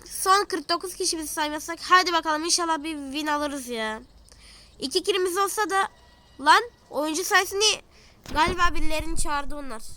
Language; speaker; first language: Turkish; native; Turkish